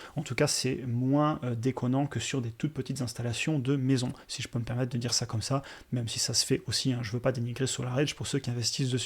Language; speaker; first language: French; native; French